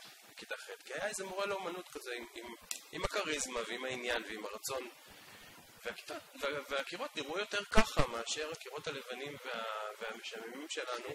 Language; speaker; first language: Hebrew; native; Hebrew